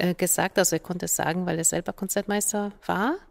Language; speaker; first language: German; non-native, fluent; Polish